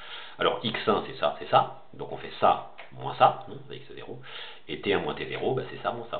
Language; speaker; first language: French; native; French